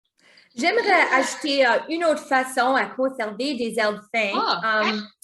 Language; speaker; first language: French; non-native, local second language; English